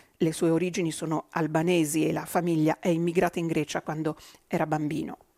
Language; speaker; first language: Italian; native; Italian